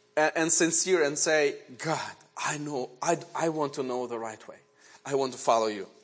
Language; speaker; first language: English; non-native, fluent; Ukrainian